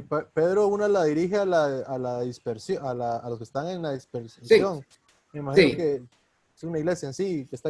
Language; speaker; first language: Spanish; native; Spanish